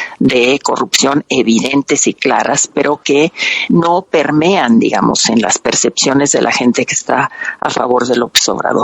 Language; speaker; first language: Spanish; native; Spanish